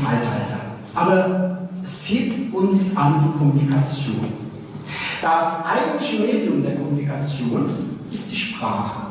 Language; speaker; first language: German; early bilingual, other home language; Turkish